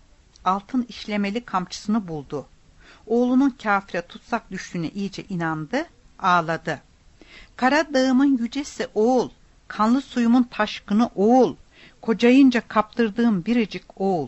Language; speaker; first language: Turkish; native; Turkish